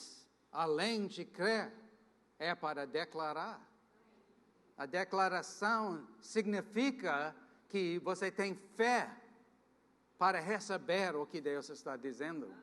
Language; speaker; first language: Portuguese; non-native, fluent; English